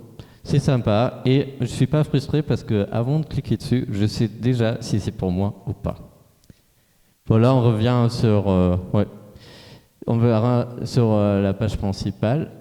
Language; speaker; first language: French; non-native, fluent; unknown